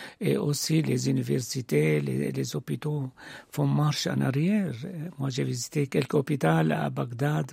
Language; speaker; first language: French; non-native, fluent; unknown